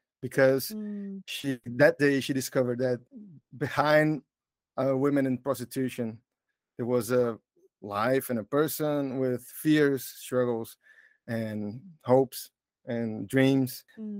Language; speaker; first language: English; non-native, fluent; Portuguese